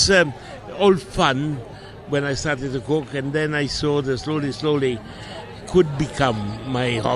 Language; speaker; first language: English; non-native, fluent; Italian